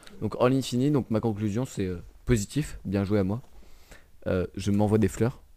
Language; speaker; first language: French; native; French